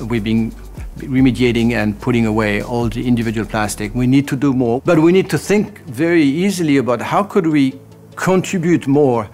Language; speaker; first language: English; non-native, fluent; French